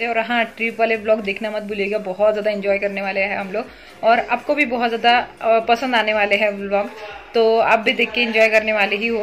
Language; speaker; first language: Hindi; native; Hindi